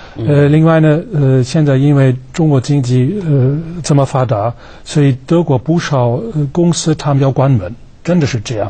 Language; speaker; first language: Chinese; non-native, fluent; German